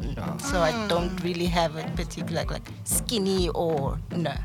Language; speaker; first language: English; non-native, fluent; Portuguese